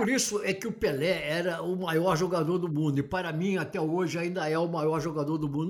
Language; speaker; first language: Portuguese; native; Portuguese